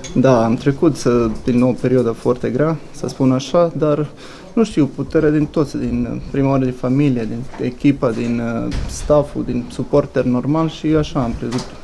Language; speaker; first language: Romanian; non-native, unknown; Bosnian